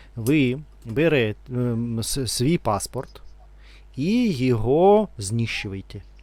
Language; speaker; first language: Ukrainian; non-native, local second language; Russian